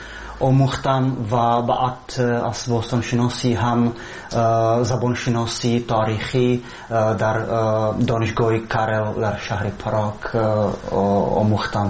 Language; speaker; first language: Persian; non-native, fluent; Slovak